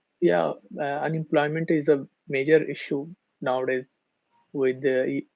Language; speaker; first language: English; non-native, learner; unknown